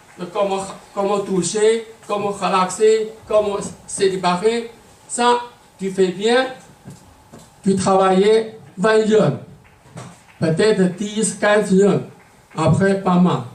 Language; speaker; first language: French; non-native, learner; Chinese